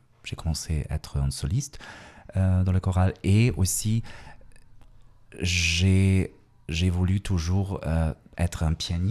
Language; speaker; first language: French; non-native, learner; Russian